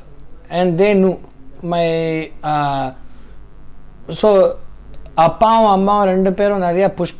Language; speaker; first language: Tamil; early bilingual, heritage; Tamil